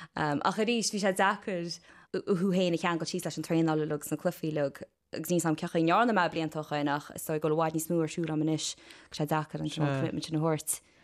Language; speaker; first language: Irish; native; Irish